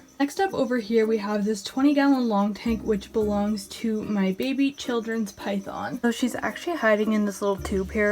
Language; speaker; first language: English; native; English